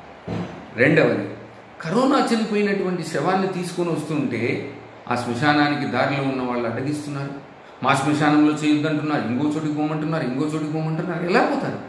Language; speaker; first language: Telugu; native; Telugu